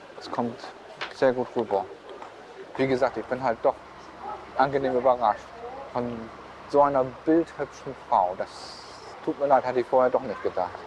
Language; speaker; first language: German; native; German